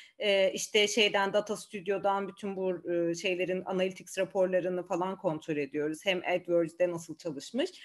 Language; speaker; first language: Turkish; native; Turkish